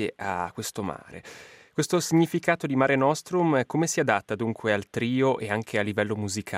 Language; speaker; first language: Italian; native; Italian